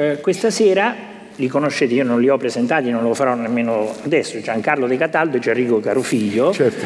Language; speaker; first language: Italian; native; Italian